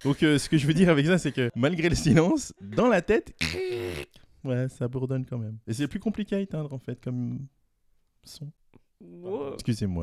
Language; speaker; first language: French; native; French